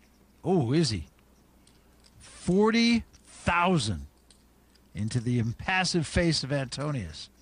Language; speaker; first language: English; native; English